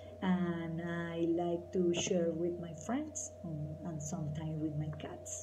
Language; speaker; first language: English; non-native, learner; Spanish